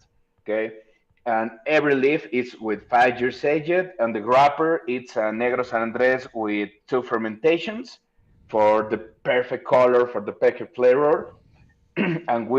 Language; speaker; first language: English; non-native, learner; Spanish